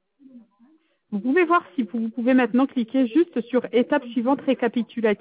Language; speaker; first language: French; native; French